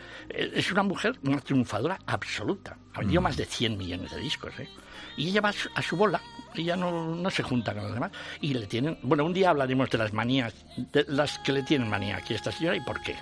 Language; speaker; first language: Spanish; native; Spanish